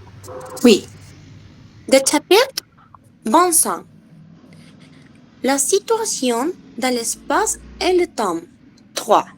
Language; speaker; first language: French; non-native, learner; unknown